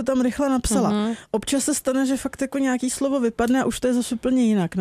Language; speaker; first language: Czech; native; Czech